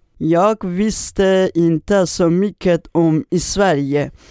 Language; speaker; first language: Swedish; non-native, learner; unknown